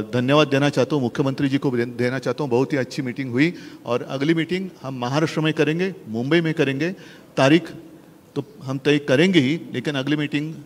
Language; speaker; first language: Hindi; non-native, local second language; Marathi